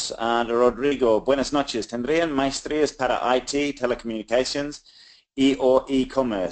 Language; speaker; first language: Spanish; non-native, fluent; English